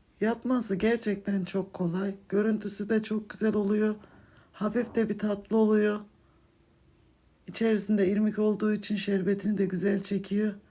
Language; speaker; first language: Turkish; native; Turkish